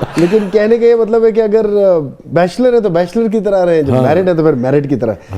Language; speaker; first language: Urdu; non-native, local second language; Pashto